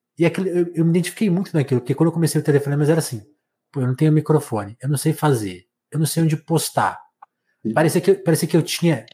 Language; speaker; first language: Portuguese; native; Portuguese